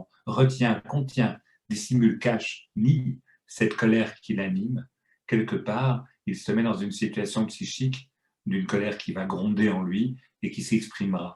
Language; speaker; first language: French; native; French